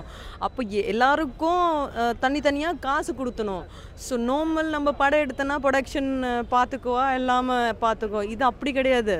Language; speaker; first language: Tamil; non-native, fluent; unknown